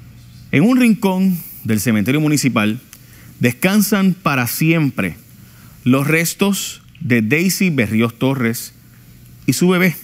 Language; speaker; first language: Spanish; native; Spanish